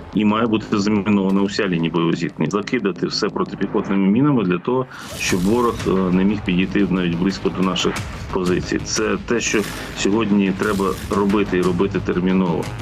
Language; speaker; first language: Ukrainian; native; Ukrainian